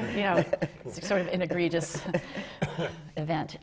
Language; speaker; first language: English; native; English